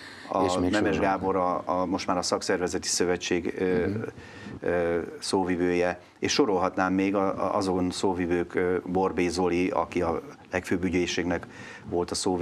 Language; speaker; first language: Hungarian; native; Hungarian